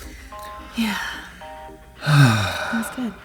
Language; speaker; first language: English; native; English